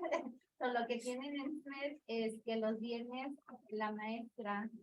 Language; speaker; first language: Spanish; early bilingual, heritage; Spanish